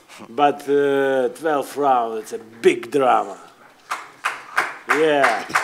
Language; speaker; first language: English; non-native, learner; Ukrainian